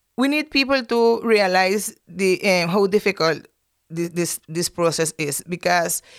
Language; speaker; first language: English; non-native, fluent; Spanish